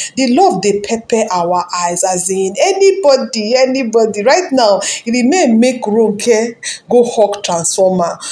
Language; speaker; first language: Nigerian Pidgin; non-native, local second language; Yoruba